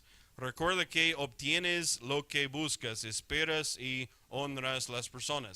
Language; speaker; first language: Spanish; non-native, fluent; English